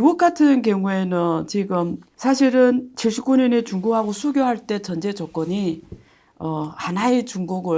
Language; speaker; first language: Korean; native; Korean